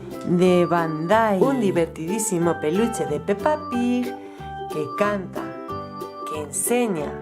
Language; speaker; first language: Spanish; native; Spanish